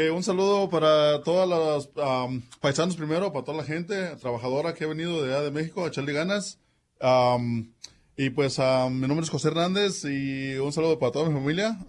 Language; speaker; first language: Spanish; native; Spanish